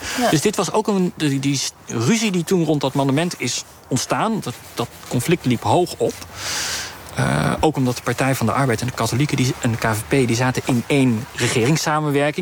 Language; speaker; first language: Dutch; native; Dutch